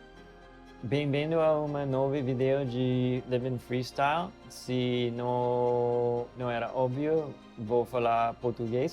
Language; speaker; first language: Portuguese; non-native, learner; English